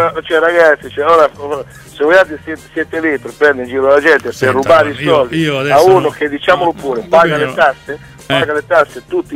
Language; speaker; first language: Italian; native; Italian